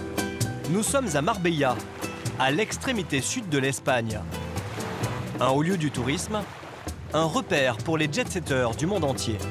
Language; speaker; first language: French; native; French